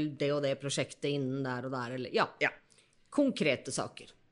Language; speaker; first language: Norwegian; native; Norwegian